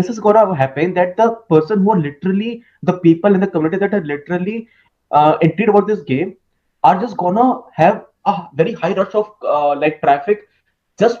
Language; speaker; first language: English; non-native, local second language; Hindi